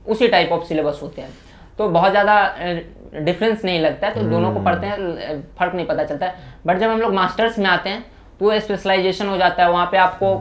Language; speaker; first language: Hindi; native; Hindi